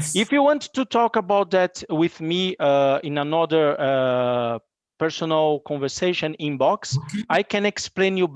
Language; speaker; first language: English; non-native, fluent; Portuguese